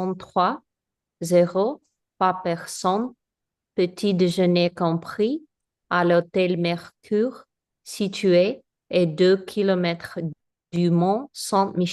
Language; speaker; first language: French; non-native, learner; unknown